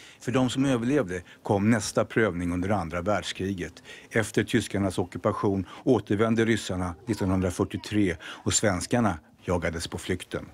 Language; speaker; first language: Swedish; native; Swedish